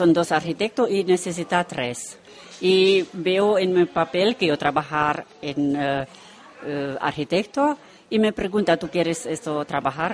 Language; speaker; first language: Spanish; non-native, learner; Romanian